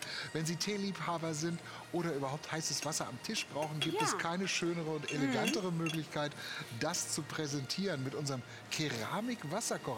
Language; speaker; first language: German; native; German